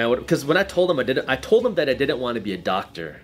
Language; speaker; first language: English; early bilingual, other home language; Punjabi